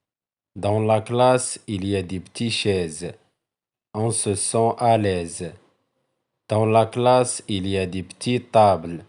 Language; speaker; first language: French; non-native, local second language; Arabic